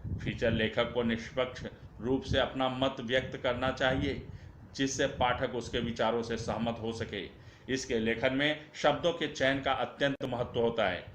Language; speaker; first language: Hindi; non-native, local second language; Marathi